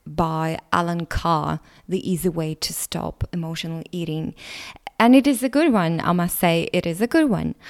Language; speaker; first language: English; non-native, fluent; Latvian